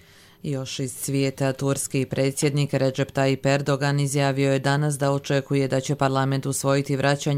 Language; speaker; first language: Serbian; native; Serbian